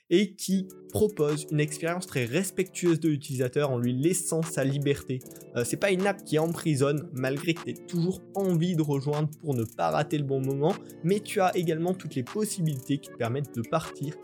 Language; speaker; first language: French; native; French